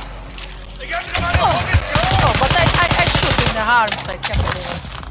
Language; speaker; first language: English; non-native, learner; Italian